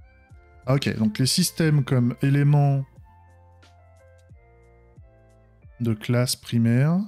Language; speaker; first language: French; native; French